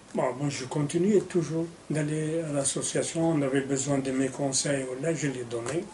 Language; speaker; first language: French; non-native, local second language; Arabic